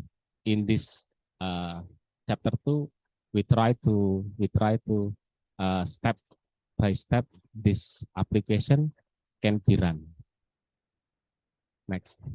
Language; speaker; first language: English; non-native, learner; Indonesian